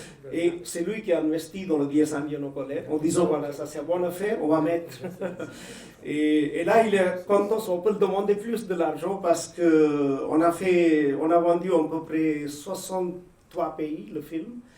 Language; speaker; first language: French; non-native, fluent; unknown